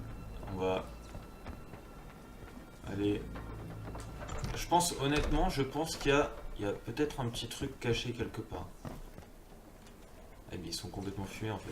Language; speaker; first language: French; native; French